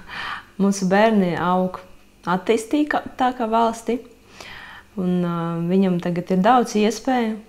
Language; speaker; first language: Latvian; non-native, local second language; Russian